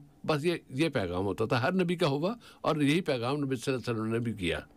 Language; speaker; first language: Hindi; native; Hindi